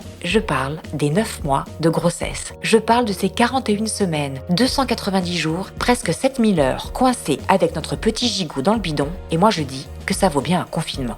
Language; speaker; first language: French; native; French